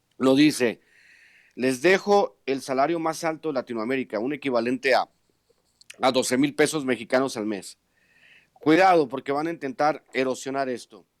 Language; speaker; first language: Spanish; native; Spanish